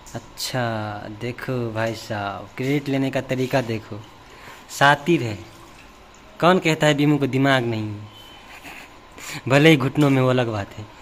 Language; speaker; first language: Hindi; native; Hindi